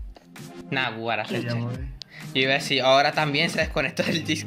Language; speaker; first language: Spanish; native; Spanish